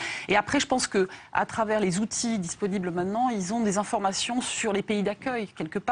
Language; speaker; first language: French; native; French